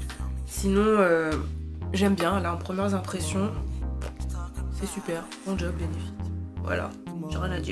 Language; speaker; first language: French; native; French